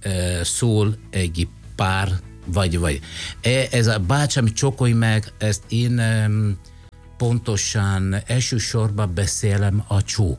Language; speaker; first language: Hungarian; non-native, fluent; Italian